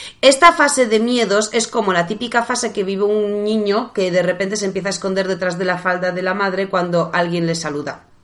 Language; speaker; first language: Spanish; non-native, fluent; Polish